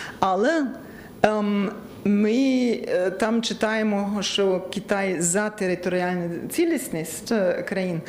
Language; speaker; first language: Ukrainian; non-native, learner; German